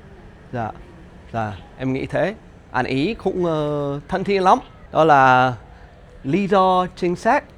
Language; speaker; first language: Vietnamese; non-native, learner; English